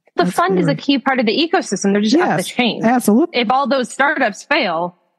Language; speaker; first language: English; native; English